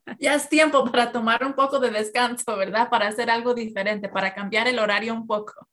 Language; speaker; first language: Spanish; early bilingual, heritage; Spanish